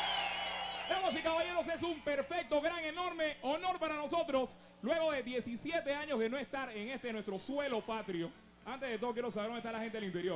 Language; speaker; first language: Spanish; native; Spanish